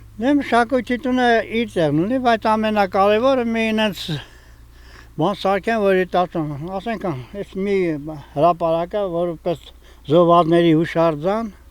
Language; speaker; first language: Armenian; native; Armenian